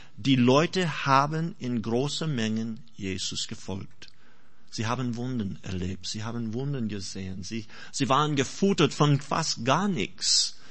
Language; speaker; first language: German; non-native, fluent; English